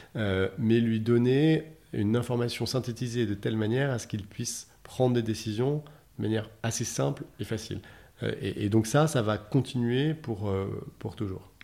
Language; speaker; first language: French; native; French